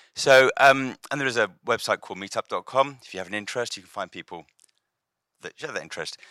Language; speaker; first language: English; native; English